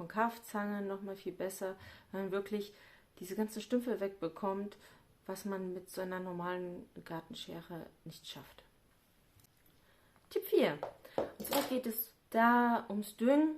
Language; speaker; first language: German; native; German